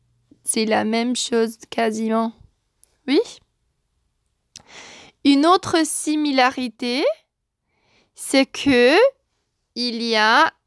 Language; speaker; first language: French; non-native, fluent; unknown